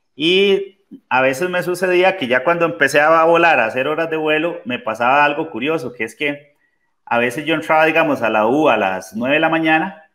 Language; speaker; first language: Spanish; native; Spanish